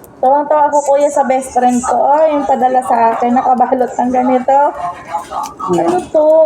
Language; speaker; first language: Filipino; non-native, local second language; Hiligaynon